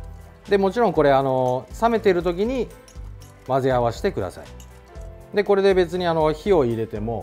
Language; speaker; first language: Japanese; native; Japanese